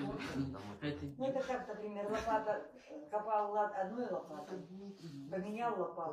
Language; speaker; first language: Russian; native; Russian